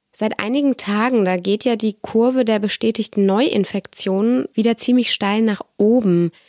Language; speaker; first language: German; native; German